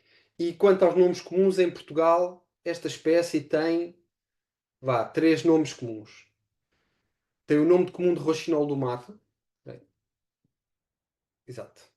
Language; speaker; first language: Portuguese; native; Portuguese